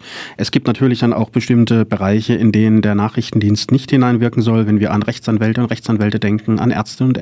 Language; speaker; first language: German; native; German